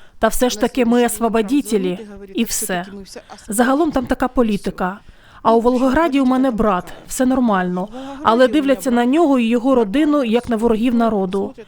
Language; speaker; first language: Ukrainian; non-native, local second language; Russian